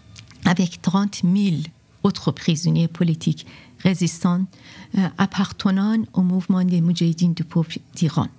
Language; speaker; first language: French; non-native, fluent; Persian